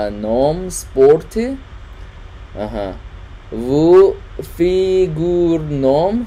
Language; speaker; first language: Russian; non-native, learner; Chinese